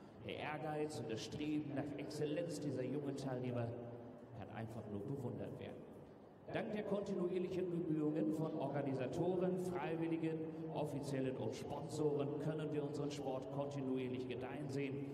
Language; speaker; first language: German; native; German